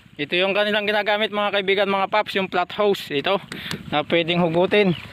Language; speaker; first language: Filipino; non-native, local second language; Iloko